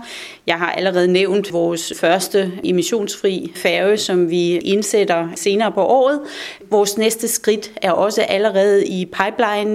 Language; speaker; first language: Danish; native; Danish